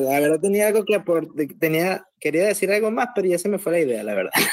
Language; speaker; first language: Spanish; native; Spanish